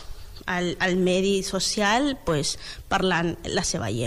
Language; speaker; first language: Catalan; non-native, learner; Spanish